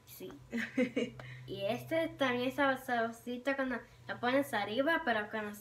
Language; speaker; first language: Spanish; early bilingual, heritage; Spanish